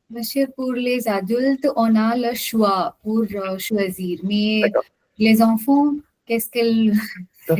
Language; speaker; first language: French; non-native, learner; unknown